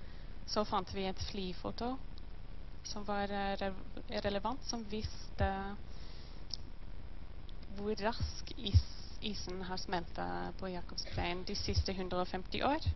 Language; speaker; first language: Norwegian; non-native, learner; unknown